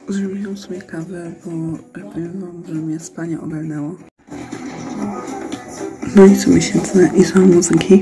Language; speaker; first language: Polish; native; Polish